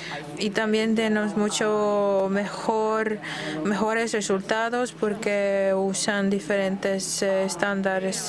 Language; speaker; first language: Spanish; non-native, fluent; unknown